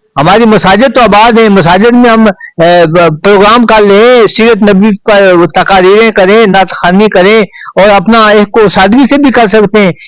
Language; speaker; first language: Urdu; non-native, local second language; Punjabi